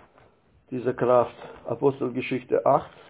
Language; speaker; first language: German; non-native, fluent; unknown